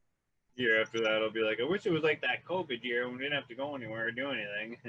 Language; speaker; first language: English; native; English